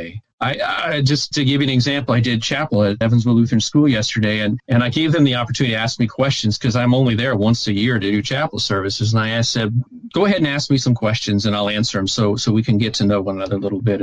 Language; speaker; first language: English; native; English